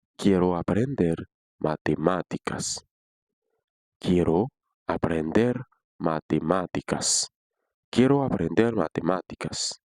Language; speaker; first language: Spanish; non-native, fluent; Haitian Creole